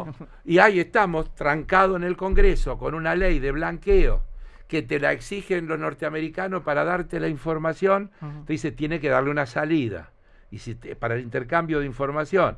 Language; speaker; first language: Spanish; native; Spanish